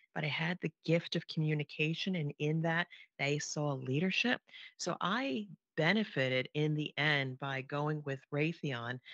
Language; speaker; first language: English; native; English